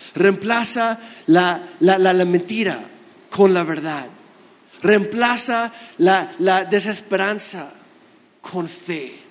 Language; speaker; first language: Spanish; non-native, fluent; English